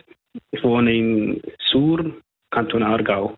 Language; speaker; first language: German; non-native, fluent; Persian